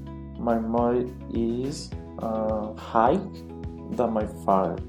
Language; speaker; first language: English; non-native, learner; Spanish